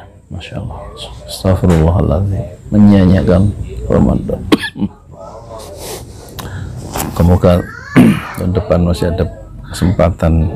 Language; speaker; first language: Indonesian; native; Indonesian